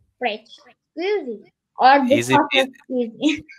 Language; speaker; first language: English; non-native, learner; Turkish